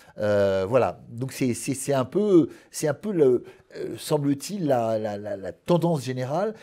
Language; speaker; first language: French; native; French